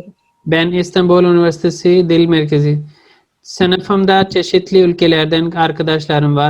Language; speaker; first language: Turkish; non-native, learner; Urdu